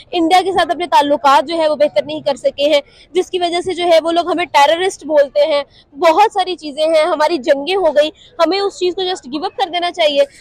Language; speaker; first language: Urdu; native; Urdu